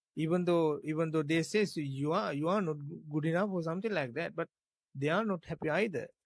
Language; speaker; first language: English; non-native, local second language; Sinhala